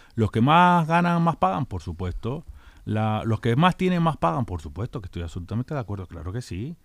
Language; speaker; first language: Spanish; native; Spanish